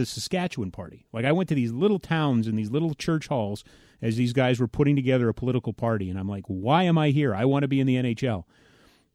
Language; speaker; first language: English; native; English